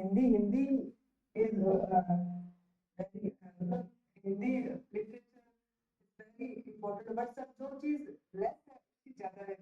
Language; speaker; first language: English; non-native, learner; Hindi